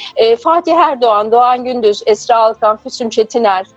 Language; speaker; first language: Turkish; native; Turkish